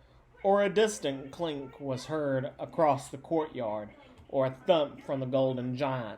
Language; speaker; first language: English; native; English